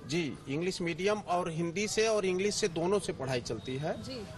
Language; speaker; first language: Hindi; native; Hindi